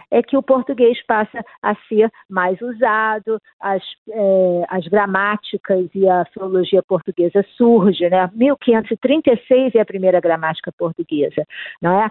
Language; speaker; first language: Portuguese; native; Portuguese